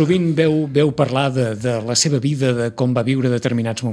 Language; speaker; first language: Catalan; native; Catalan